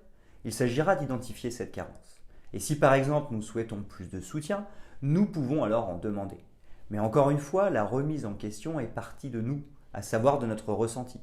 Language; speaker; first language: French; native; French